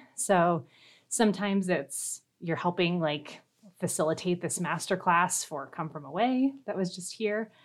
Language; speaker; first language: English; native; English